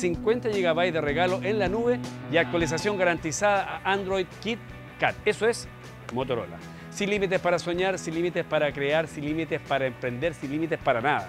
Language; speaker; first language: Spanish; native; Spanish